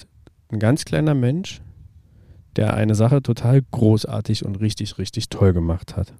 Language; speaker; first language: German; native; German